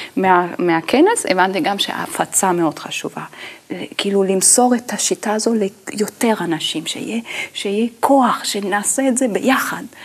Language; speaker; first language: Hebrew; non-native, fluent; Italian